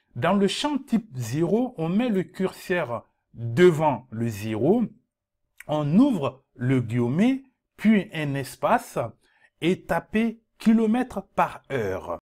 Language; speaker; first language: French; non-native, local second language; Dyula